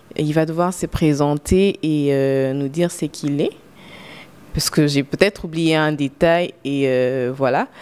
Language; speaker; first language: French; non-native, local second language; Lingala